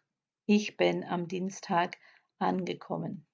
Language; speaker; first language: German; non-native, fluent; English